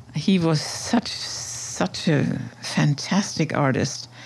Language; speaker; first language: English; non-native, fluent; German